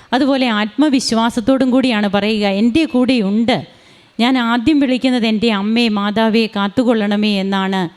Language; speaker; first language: Malayalam; native; Malayalam